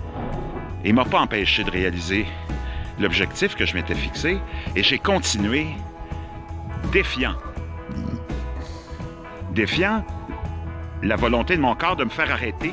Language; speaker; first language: French; native; French